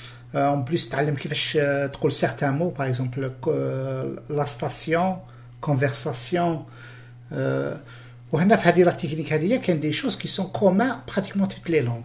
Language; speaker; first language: French; non-native, local second language; Arabic